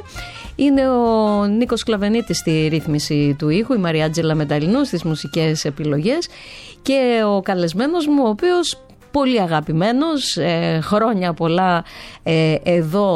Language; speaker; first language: Greek; native; Greek